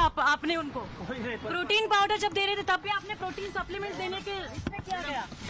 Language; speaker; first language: Hindi; native; Hindi